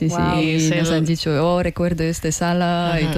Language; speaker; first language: Spanish; non-native, learner; Russian